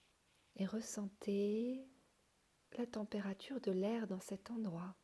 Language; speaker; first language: French; native; French